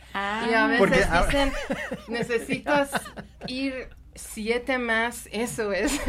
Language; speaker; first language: Spanish; non-native, learner; Persian